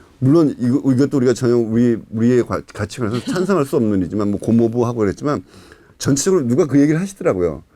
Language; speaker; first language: Korean; native; Korean